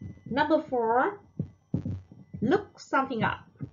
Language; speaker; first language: English; non-native, fluent; Vietnamese